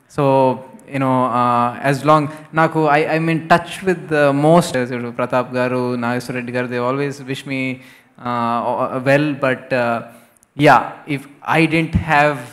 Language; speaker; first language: English; non-native, local second language; Telugu